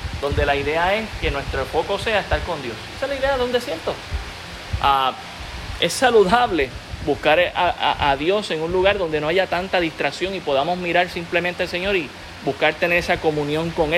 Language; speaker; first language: Spanish; native; Spanish